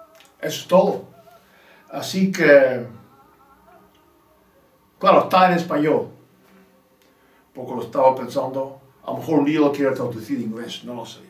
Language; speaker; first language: Spanish; non-native, fluent; English